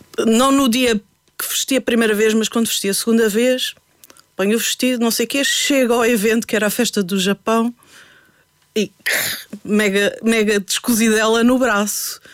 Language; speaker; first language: Portuguese; native; Portuguese